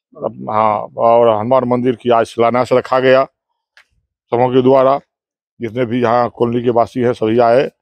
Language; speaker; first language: Hindi; native; Hindi